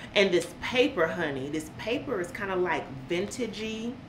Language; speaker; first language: English; native; English